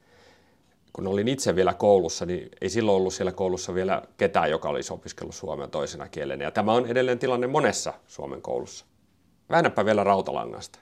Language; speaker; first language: Finnish; native; Finnish